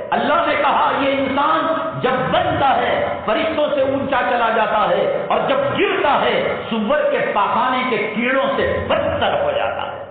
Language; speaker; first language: Urdu; native; Urdu